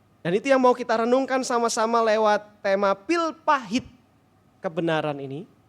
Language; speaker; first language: Indonesian; native; Indonesian